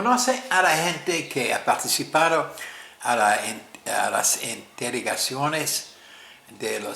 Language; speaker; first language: Spanish; non-native, fluent; English